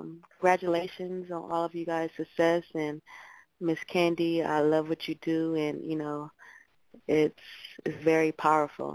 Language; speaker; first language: English; native; English